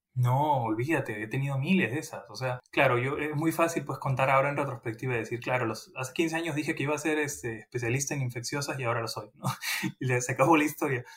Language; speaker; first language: Spanish; native; Spanish